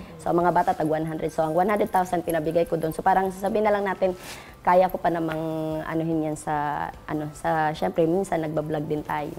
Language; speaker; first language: Filipino; non-native, local second language; Cebuano